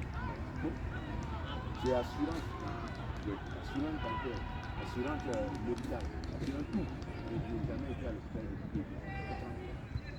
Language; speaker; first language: French; non-native, local second language; Baoulé